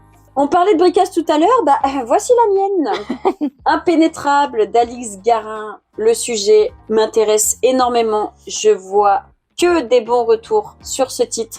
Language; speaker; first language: French; native; French